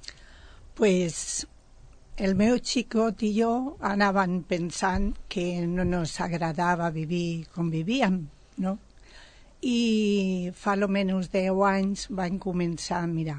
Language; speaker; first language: Catalan; non-native, local second language; Spanish